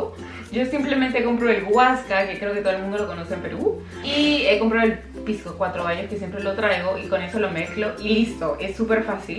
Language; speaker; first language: Spanish; native; Spanish